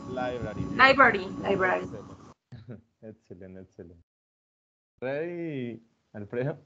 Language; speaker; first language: English; non-native, fluent; Spanish